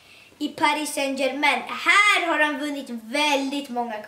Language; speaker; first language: Swedish; early bilingual, other home language; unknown